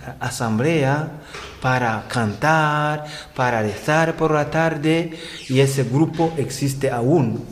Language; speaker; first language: Spanish; non-native, learner; Rundi